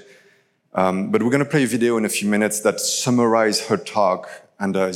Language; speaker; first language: English; non-native, fluent; French